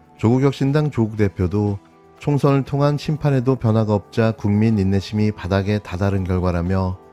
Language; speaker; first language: Korean; native; Korean